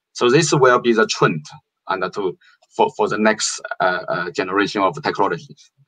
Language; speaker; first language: English; non-native, fluent; Chinese